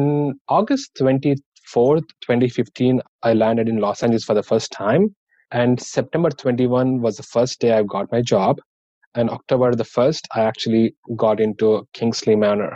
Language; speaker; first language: English; non-native, local second language; Telugu